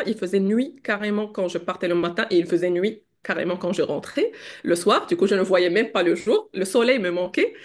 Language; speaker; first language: French; non-native, local second language; Arabic